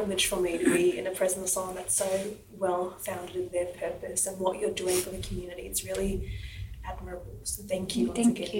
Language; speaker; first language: English; native; English